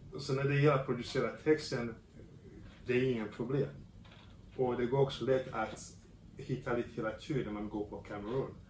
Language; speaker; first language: Swedish; non-native, fluent; French